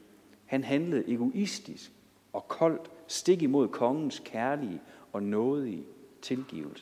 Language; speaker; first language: Danish; native; Danish